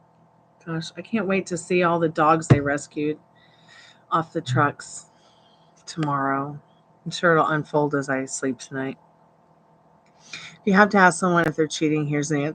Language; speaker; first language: English; native; English